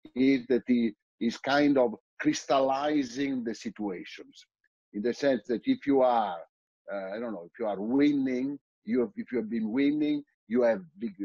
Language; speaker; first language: English; non-native, fluent; Italian